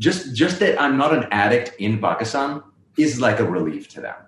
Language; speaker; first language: English; non-native, local second language; Urdu